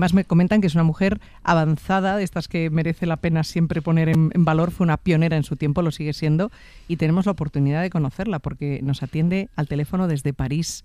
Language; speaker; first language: Spanish; native; Spanish